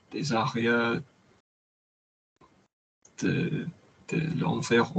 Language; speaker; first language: French; non-native, learner; English